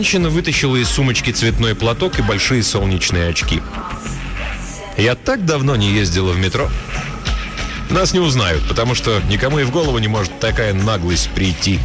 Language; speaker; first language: Russian; native; Russian